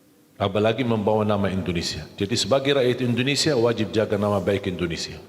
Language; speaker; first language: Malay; non-native, fluent; Arabic